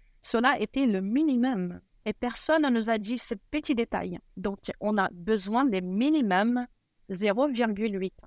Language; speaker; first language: French; non-native, fluent; Portuguese